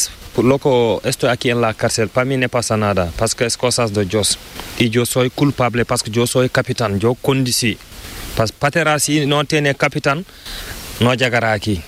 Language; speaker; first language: Spanish; non-native, learner; Fula